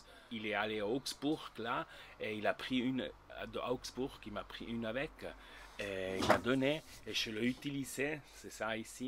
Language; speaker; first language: French; non-native, learner; Spanish